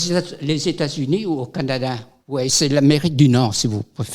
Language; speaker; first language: French; non-native, fluent; Vietnamese